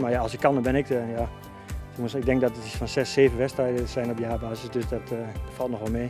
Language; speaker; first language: Dutch; native; Dutch